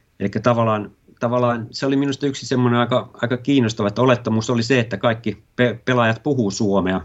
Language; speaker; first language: Finnish; native; Finnish